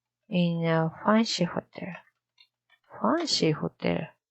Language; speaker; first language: English; non-native, learner; Japanese